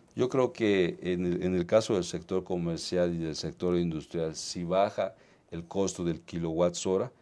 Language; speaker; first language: Spanish; native; Spanish